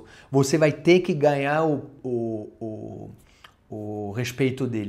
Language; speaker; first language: Portuguese; non-native, fluent; French